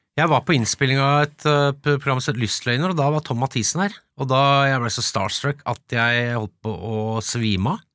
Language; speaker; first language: Norwegian; early bilingual, other home language; English